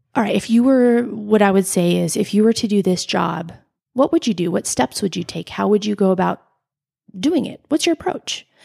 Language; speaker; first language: English; native; English